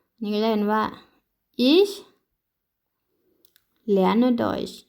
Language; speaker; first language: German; non-native, fluent; Thai